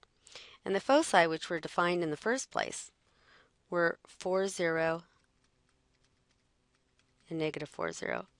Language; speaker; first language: English; native; English